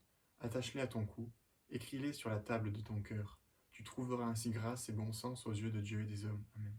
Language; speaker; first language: French; native; French